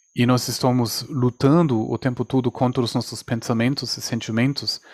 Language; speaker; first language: Portuguese; non-native, fluent; German